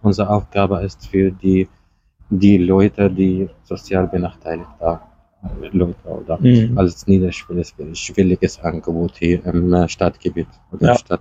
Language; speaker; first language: German; non-native, fluent; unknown